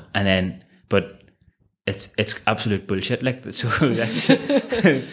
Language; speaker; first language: English; native; English